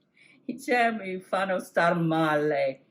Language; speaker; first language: Italian; non-native, learner; English